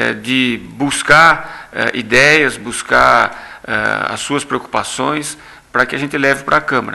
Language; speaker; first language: Portuguese; native; Portuguese